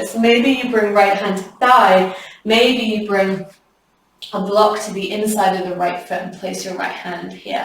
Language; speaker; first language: English; native; English